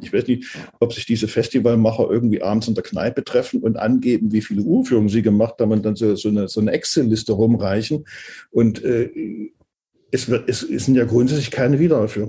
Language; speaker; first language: German; native; German